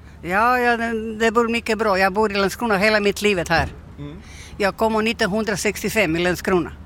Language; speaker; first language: Swedish; non-native, learner; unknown